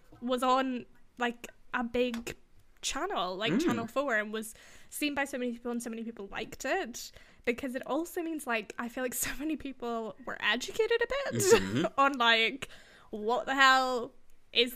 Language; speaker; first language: English; native; English